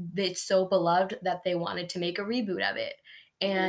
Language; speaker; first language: English; native; English